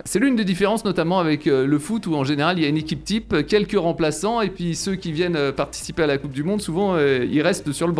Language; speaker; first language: French; native; French